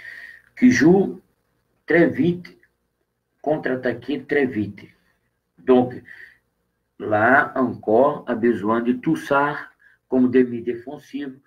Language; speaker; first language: French; non-native, learner; Portuguese